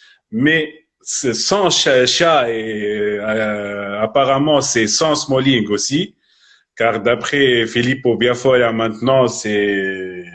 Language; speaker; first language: French; non-native, local second language; Arabic